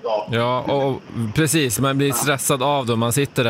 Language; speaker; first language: Swedish; native; Swedish